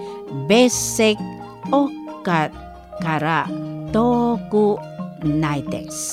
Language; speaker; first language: Japanese; non-native, fluent; Indonesian